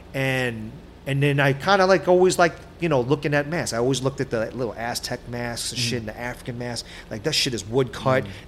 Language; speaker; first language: English; native; English